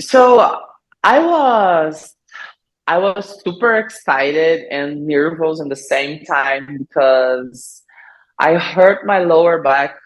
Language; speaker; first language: English; non-native, learner; Portuguese